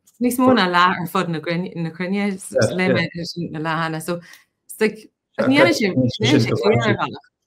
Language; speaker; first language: Irish; native; Irish